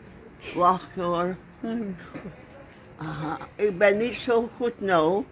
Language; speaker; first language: Dutch; non-native, local second language; Sranan Tongo